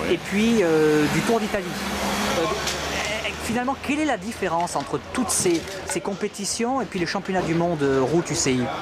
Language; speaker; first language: French; native; French